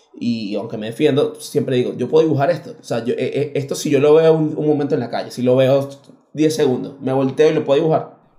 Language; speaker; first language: Spanish; native; Spanish